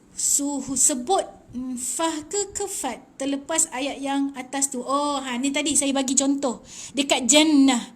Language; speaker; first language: Malay; native; Malay